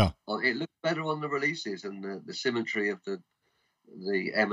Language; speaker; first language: English; native; English